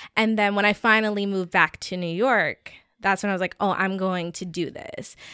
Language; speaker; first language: English; native; English